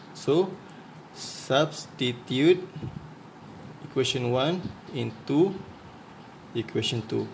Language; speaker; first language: English; non-native, local second language; Malay